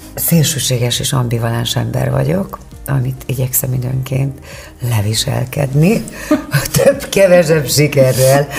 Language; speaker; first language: Hungarian; native; Hungarian